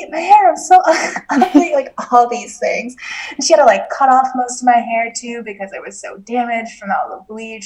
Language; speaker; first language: English; native; English